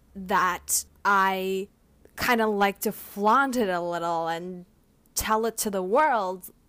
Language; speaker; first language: English; non-native, fluent; Turkish